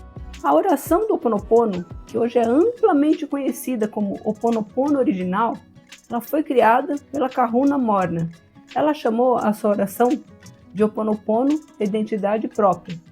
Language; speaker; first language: Portuguese; native; Portuguese